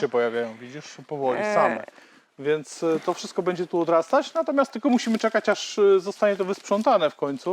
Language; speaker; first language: Polish; native; Polish